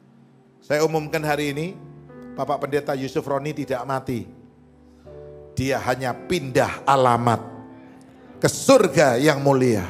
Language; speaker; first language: Indonesian; native; Indonesian